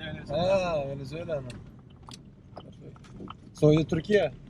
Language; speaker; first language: Spanish; non-native, learner; Turkish